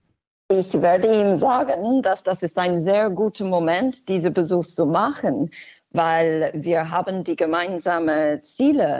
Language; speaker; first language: German; non-native, fluent; English